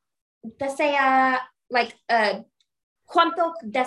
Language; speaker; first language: Spanish; non-native, learner; English